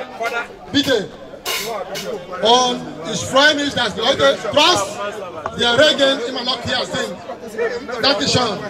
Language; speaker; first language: German; non-native, fluent; Igbo